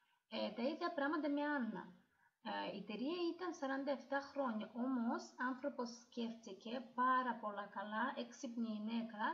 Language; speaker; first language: Greek; non-native, learner; Russian